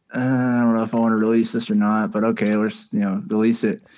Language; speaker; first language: English; native; English